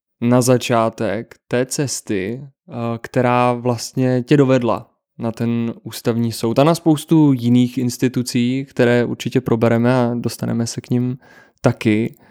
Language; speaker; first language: Czech; native; Czech